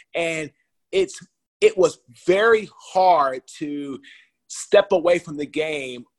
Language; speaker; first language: English; native; English